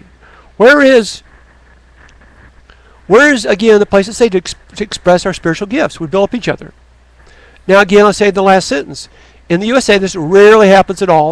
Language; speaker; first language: English; native; English